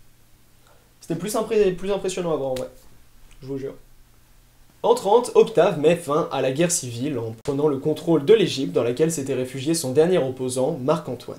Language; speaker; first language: French; native; French